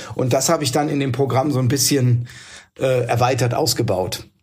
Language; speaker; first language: German; native; German